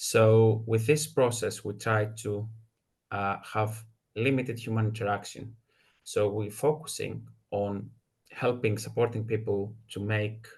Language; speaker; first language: English; non-native, fluent; Greek